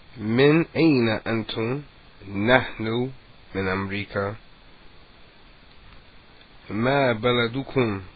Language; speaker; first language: Arabic; non-native, fluent; English